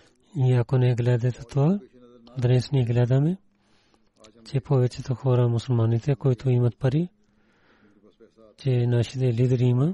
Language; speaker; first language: Bulgarian; non-native, learner; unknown